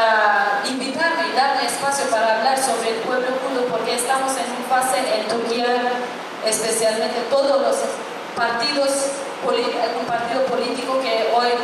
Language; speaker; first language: Spanish; non-native, fluent; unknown